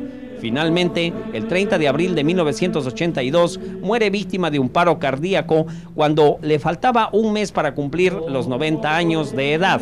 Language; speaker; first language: Spanish; native; Spanish